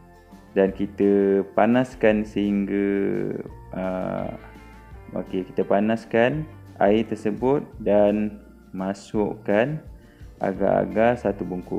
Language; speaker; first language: Malay; native; Malay